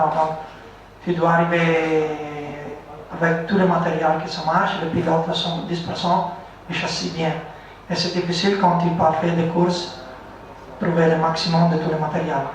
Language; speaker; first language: French; non-native, learner; Italian